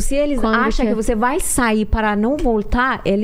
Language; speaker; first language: Portuguese; non-native, learner; Persian